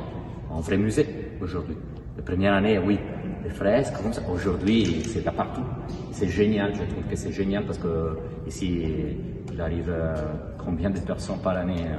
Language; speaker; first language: French; non-native, fluent; Italian